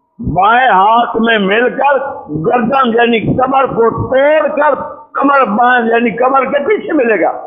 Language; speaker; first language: Urdu; non-native, local second language; Punjabi